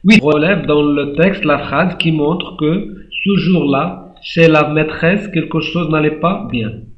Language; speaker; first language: French; non-native, local second language; Arabic